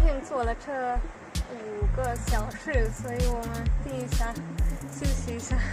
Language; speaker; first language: Chinese; non-native, learner; Hungarian